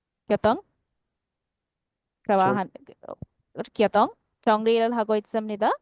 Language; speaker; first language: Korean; non-native, fluent; Sinhala